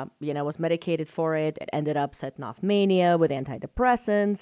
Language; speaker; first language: English; non-native, fluent; Russian